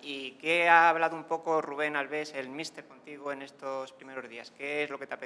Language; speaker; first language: Spanish; native; Spanish